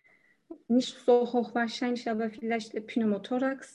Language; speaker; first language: German; non-native, learner; Turkish